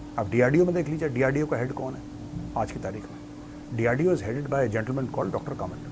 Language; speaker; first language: Hindi; native; Hindi